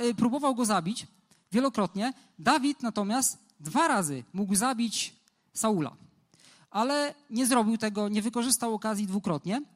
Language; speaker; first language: Polish; native; Polish